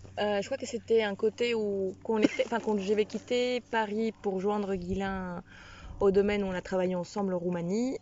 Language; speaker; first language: French; non-native, fluent; Spanish